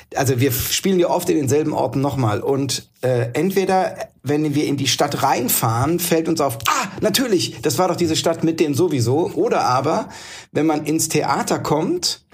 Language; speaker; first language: German; native; German